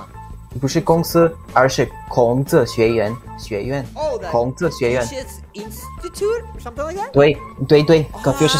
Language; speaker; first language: Chinese; non-native, fluent; Bulgarian